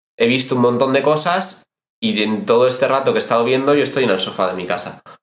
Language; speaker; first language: Spanish; native; Spanish